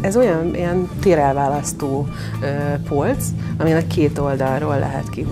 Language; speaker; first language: Hungarian; native; Hungarian